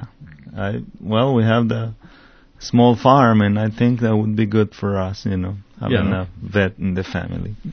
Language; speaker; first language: English; non-native, fluent; Spanish